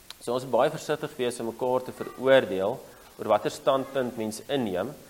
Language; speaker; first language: Afrikaans; native; Afrikaans